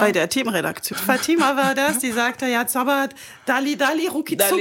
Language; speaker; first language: German; non-native, fluent; French